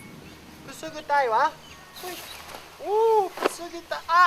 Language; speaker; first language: Japanese; non-native, learner; English